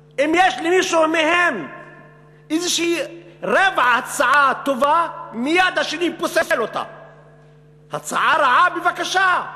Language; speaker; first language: Hebrew; non-native, local second language; Arabic